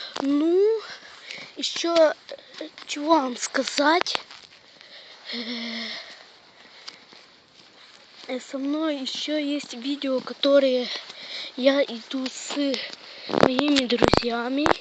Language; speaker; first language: Russian; non-native, local second language; Ukrainian